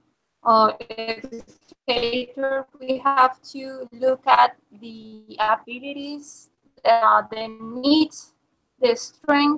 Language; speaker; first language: English; non-native, learner; Spanish